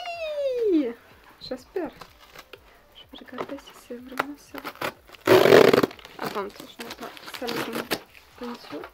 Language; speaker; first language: French; non-native, learner; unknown